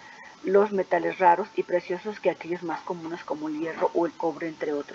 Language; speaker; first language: Spanish; native; Spanish